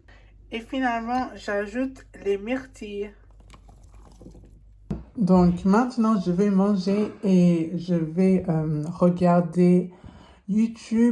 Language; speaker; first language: French; non-native, learner; English